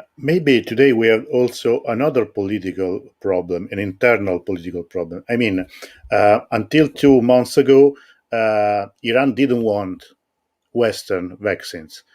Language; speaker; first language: English; non-native, fluent; Italian